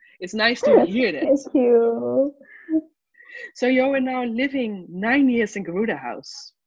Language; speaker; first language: English; non-native, fluent; Dutch